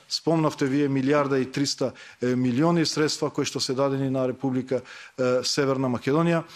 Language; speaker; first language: Macedonian; non-native, local second language; Albanian